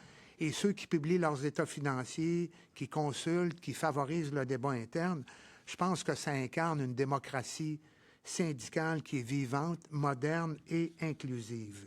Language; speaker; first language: French; native; French